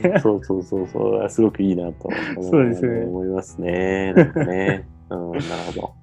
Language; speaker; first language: Japanese; native; Japanese